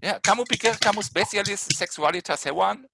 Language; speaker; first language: Indonesian; non-native, fluent; German